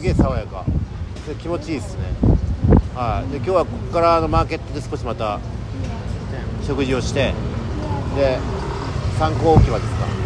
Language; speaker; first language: Japanese; native; Japanese